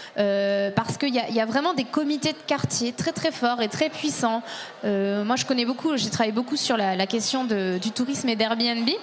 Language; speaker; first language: French; native; French